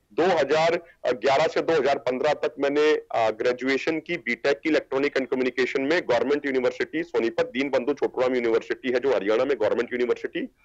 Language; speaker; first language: Hindi; native; Hindi